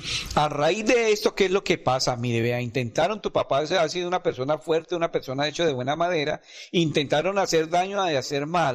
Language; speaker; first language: Spanish; native; Spanish